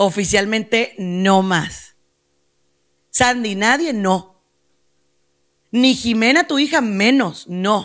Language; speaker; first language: Spanish; native; Spanish